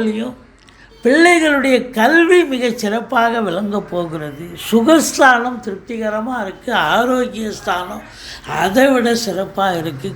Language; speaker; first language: Tamil; native; Tamil